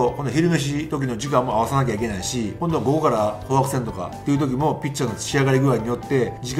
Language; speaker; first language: Japanese; native; Japanese